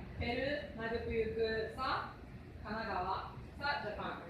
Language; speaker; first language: Cebuano; non-native, learner; Japanese